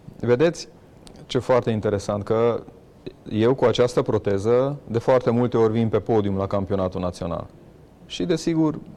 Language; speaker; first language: Romanian; non-native, local second language; Hungarian